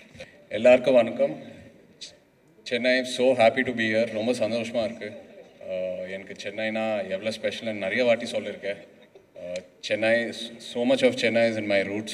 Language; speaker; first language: Tamil; non-native, local second language; Telugu